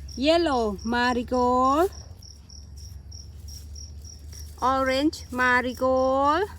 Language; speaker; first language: English; non-native, learner; Thai